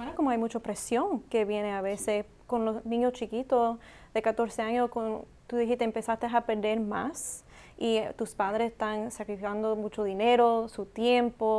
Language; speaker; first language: Spanish; non-native, learner; English